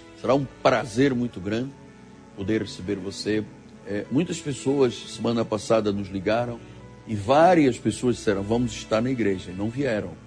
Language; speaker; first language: Portuguese; native; Portuguese